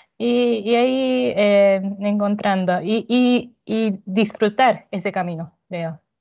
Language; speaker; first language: Spanish; non-native, fluent; Japanese